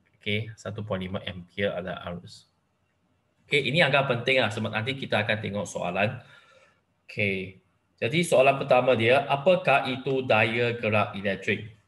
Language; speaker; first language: Malay; non-native, local second language; Chinese